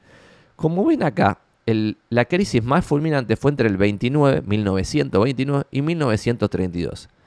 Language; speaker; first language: Spanish; native; Spanish